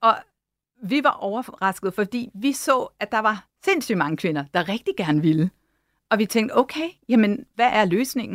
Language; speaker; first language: Danish; native; Danish